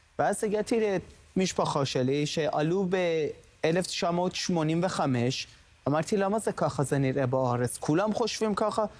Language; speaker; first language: Hebrew; non-native, fluent; Persian